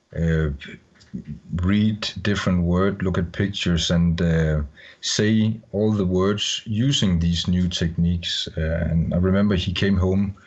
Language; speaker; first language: English; non-native, fluent; Danish